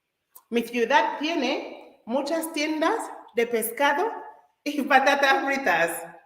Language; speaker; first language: Spanish; non-native, fluent; English